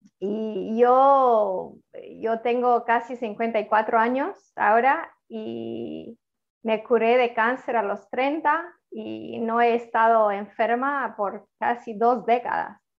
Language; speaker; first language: Spanish; non-native, fluent; Italian